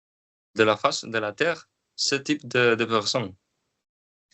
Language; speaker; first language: French; non-native, learner; Spanish